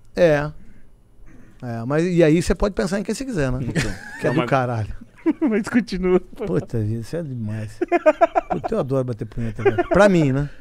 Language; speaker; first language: Portuguese; native; Portuguese